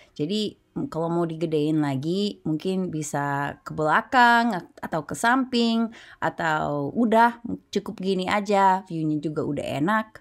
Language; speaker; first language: Indonesian; non-native, fluent; English